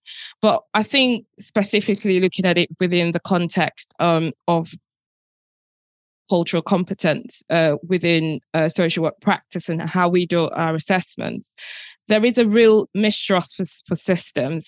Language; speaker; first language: English; non-native, local second language; Yoruba